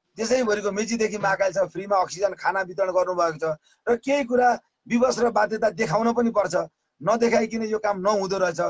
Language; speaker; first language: Nepali; native; Nepali